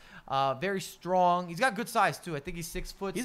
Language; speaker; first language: English; native; English